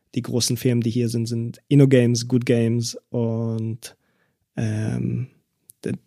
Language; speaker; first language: German; early bilingual, other home language; Hebrew